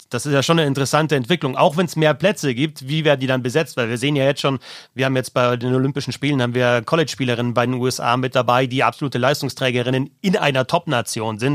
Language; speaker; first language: German; native; German